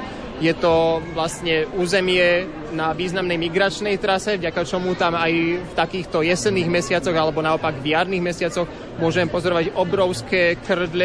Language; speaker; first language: Slovak; native; Slovak